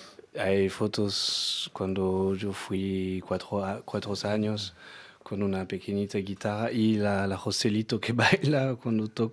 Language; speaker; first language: Spanish; non-native, learner; French